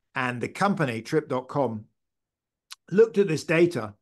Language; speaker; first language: English; native; English